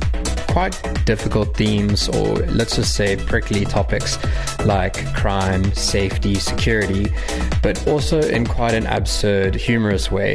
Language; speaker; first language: English; native; English